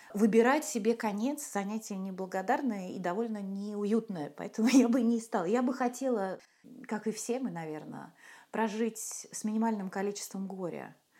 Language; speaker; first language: Russian; native; Russian